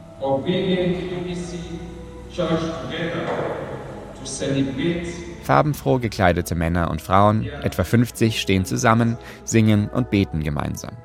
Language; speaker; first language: German; native; German